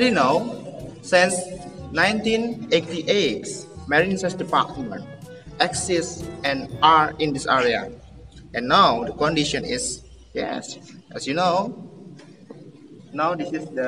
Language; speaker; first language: English; non-native, learner; Indonesian